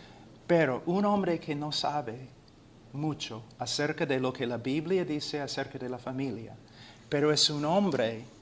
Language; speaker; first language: Spanish; non-native, fluent; English